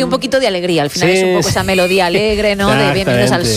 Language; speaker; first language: Spanish; native; Spanish